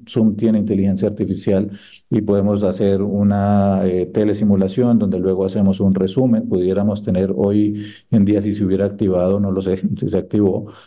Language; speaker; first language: Spanish; native; Spanish